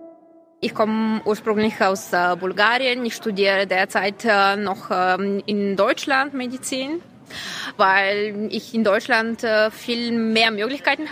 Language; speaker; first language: German; non-native, fluent; Bulgarian